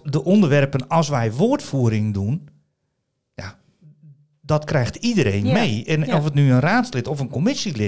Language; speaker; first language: Dutch; native; Dutch